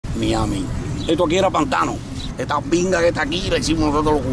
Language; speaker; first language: Spanish; native; Spanish